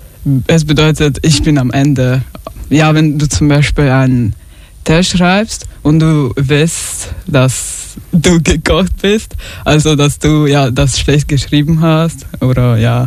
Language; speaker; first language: German; early bilingual, other home language; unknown